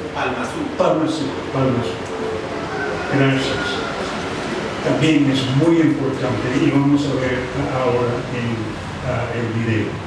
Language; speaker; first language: Spanish; non-native, fluent; English